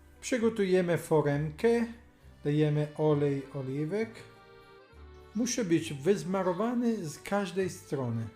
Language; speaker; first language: Polish; non-native, learner; Italian